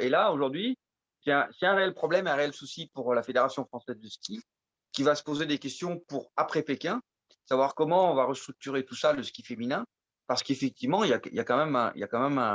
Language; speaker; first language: French; native; French